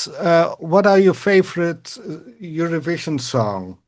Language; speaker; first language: English; non-native, fluent; Dutch